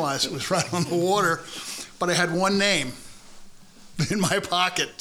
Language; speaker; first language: English; native; English